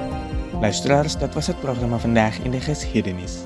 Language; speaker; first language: Dutch; non-native, fluent; Indonesian